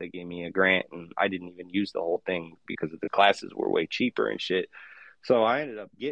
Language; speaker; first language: English; native; English